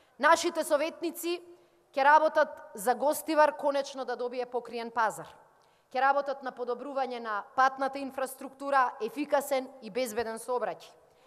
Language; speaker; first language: Macedonian; native; Macedonian